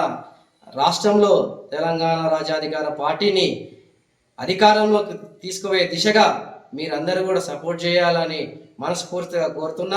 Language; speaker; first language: Telugu; native; Telugu